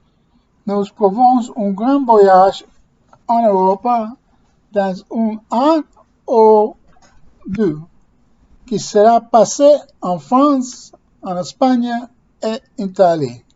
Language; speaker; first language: French; non-native, learner; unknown